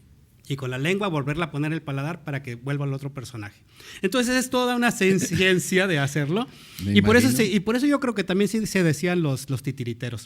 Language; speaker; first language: Spanish; native; Spanish